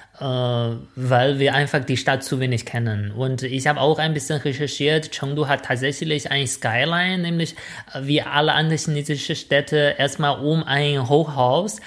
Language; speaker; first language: German; non-native, fluent; Chinese